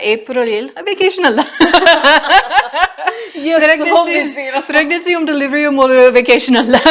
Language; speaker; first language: Malayalam; non-native, learner; English